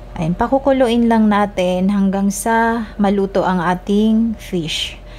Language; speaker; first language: Filipino; non-native, local second language; Cebuano